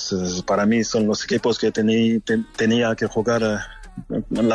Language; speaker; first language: Spanish; non-native, fluent; French